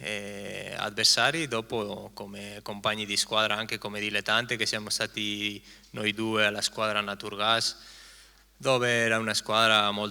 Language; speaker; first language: Italian; non-native, fluent; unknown